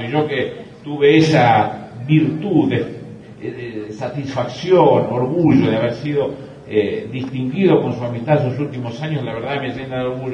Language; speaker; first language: Spanish; native; Spanish